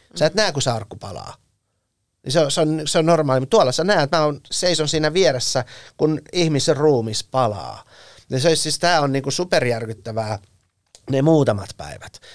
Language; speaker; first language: Finnish; early bilingual, other home language; Persian